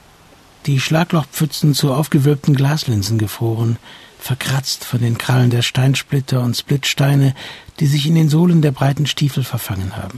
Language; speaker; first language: German; native; German